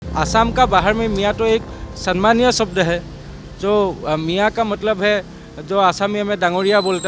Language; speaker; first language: Hindi; non-native, local second language; Assamese